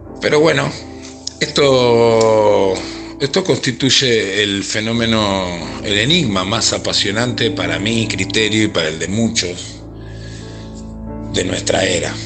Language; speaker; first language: Spanish; native; Spanish